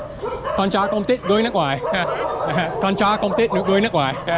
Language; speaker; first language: Vietnamese; non-native, learner; English